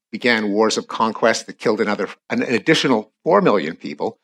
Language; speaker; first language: English; native; English